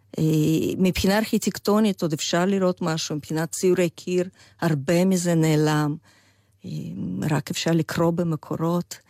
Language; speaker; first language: Hebrew; non-native, fluent; Russian